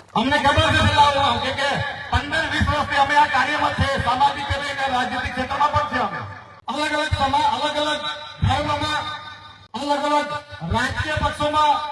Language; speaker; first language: Gujarati; non-native, local second language; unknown